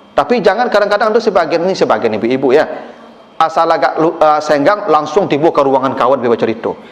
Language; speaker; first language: Malay; non-native, local second language; Minangkabau